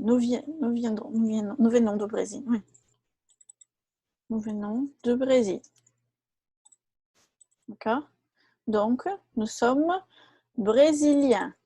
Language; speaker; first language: French; non-native, fluent; Portuguese